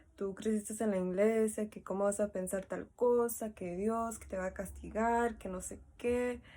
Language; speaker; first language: Spanish; early bilingual, heritage; Spanish